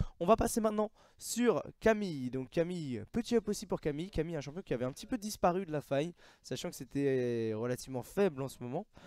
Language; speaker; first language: French; native; French